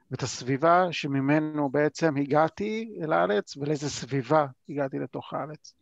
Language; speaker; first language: Hebrew; non-native, fluent; Hungarian